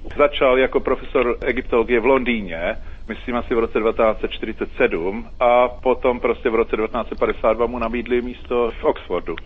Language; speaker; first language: Czech; native; Czech